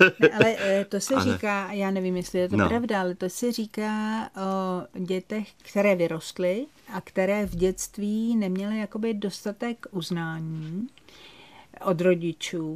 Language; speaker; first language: Czech; native; Czech